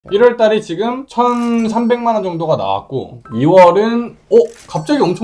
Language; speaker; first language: Korean; native; Korean